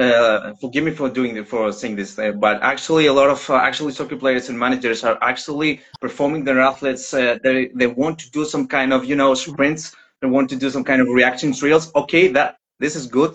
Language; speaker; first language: English; non-native, learner; Greek